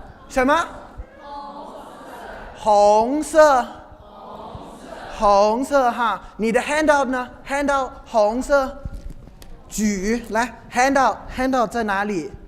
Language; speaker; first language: Chinese; non-native, fluent; English